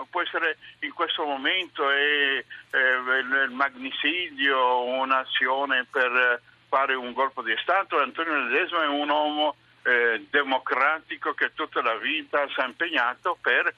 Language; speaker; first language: Italian; non-native, learner; Spanish